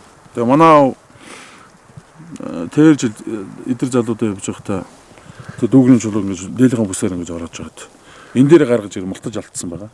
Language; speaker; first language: Mongolian; native; Mongolian